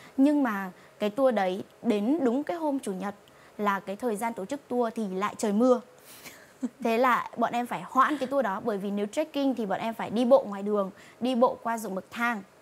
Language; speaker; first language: Vietnamese; non-native, local second language; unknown